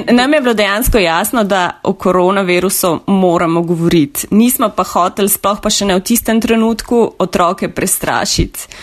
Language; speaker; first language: Slovenian; native; Slovenian